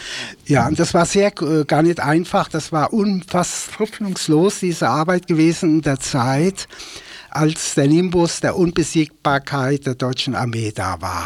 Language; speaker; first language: German; native; German